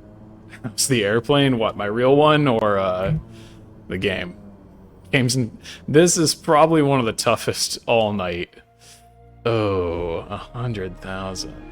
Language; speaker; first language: English; native; English